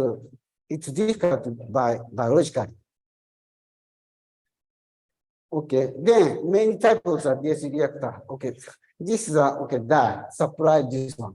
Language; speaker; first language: English; non-native, learner; Japanese